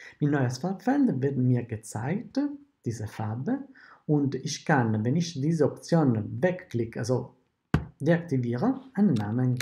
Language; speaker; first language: German; non-native, fluent; Italian